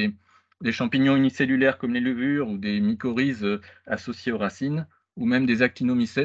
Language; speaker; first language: French; native; French